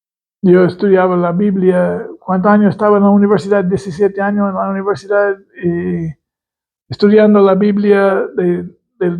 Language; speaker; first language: Spanish; non-native, fluent; English